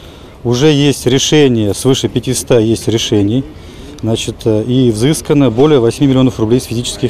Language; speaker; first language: Russian; native; Russian